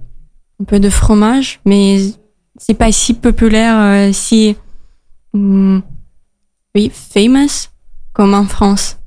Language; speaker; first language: French; non-native, learner; Russian